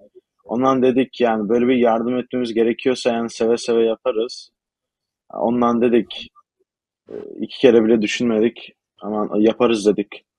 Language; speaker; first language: Turkish; early bilingual, heritage; Turkish